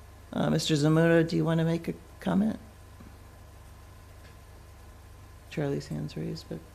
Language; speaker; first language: English; native; English